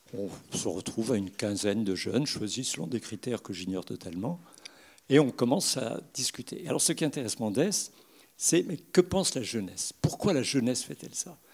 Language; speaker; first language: French; native; French